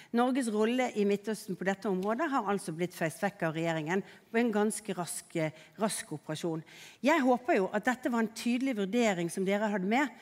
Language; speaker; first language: Norwegian; native; Norwegian